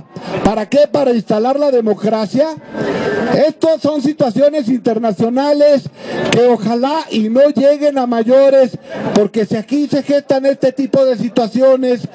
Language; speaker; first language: Spanish; native; Spanish